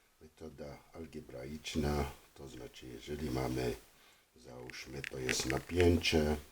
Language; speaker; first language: Polish; non-native, learner; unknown